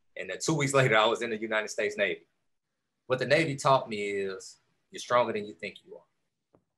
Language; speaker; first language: English; native; English